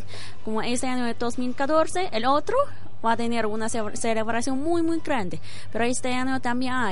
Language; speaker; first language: Spanish; non-native, learner; Chinese